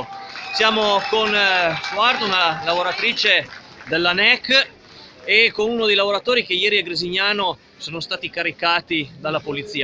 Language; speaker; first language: Italian; native; Italian